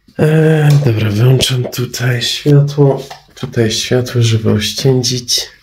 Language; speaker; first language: Polish; non-native, fluent; Persian